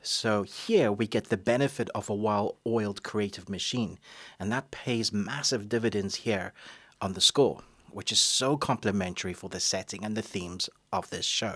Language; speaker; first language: English; native; English